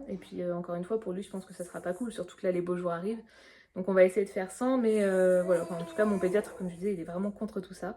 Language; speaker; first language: French; native; French